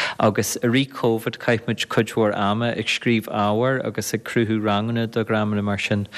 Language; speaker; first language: Irish; native; Irish